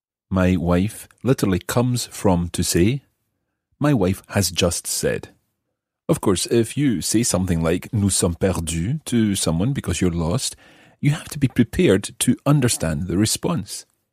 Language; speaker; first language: English; native; English